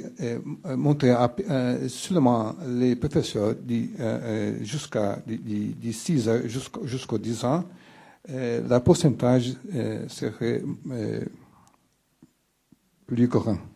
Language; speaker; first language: French; non-native, fluent; Portuguese